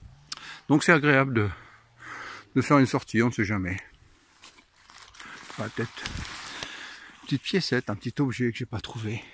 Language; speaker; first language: French; native; French